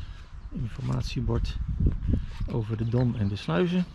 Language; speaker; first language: Dutch; native; Dutch